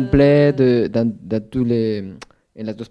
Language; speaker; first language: French; non-native, fluent; Spanish